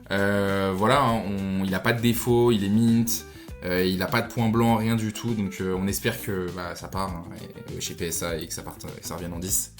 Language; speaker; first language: French; native; French